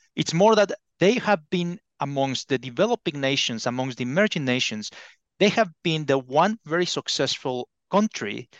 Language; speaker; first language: English; non-native, fluent; Spanish